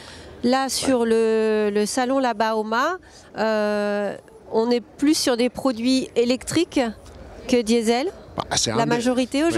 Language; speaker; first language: French; native; French